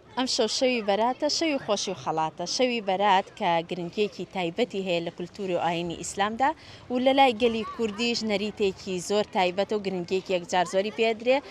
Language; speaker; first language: Central Kurdish; native; Central Kurdish